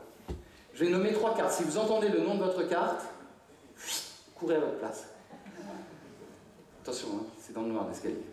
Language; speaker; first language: French; native; French